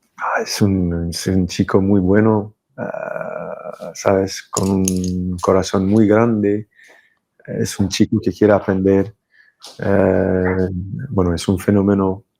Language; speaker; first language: Spanish; non-native, fluent; French